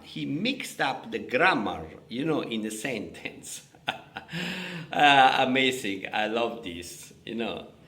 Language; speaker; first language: English; non-native, fluent; Italian